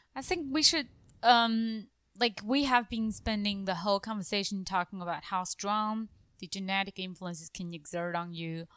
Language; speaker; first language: English; non-native, fluent; Chinese